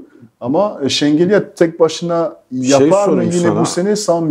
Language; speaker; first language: Turkish; non-native, fluent; French